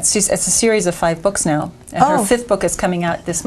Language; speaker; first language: English; native; English